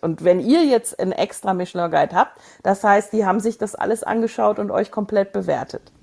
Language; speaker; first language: German; native; German